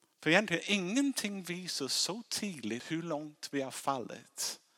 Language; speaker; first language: Swedish; non-native, fluent; English